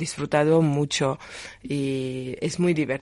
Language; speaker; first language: Spanish; non-native, learner; Georgian